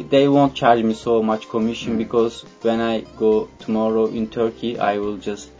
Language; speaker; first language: English; non-native, fluent; Turkish